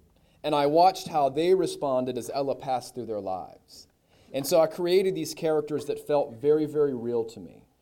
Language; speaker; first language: English; native; English